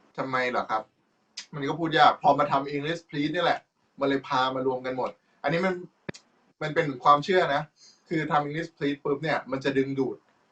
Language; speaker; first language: Thai; native; Thai